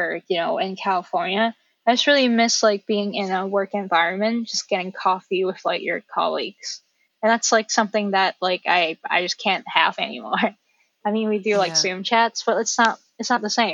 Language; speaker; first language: English; non-native, local second language; Cantonese